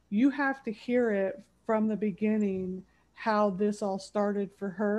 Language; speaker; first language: English; native; English